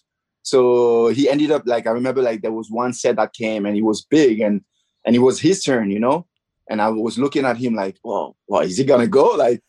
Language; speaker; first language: English; non-native, fluent; French